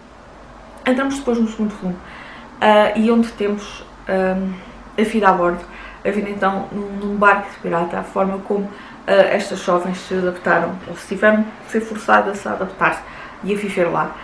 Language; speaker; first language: Portuguese; native; Portuguese